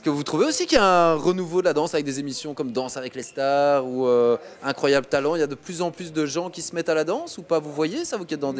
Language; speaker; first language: French; native; French